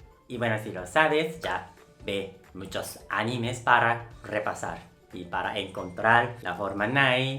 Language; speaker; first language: Spanish; non-native, local second language; Japanese